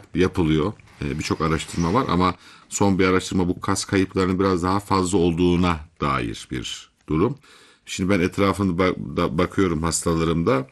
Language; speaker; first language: Turkish; native; Turkish